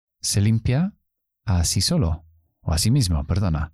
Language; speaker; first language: Spanish; non-native, fluent; English